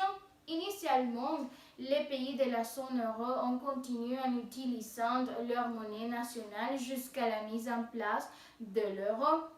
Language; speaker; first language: French; non-native, fluent; Spanish